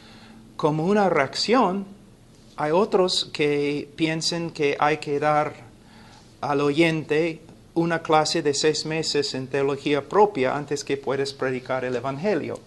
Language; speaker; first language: Spanish; non-native, fluent; English